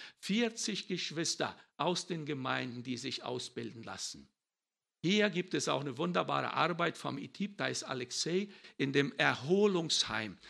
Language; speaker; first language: German; early bilingual, heritage; German